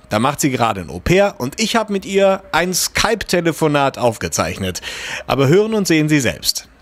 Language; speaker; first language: German; native; German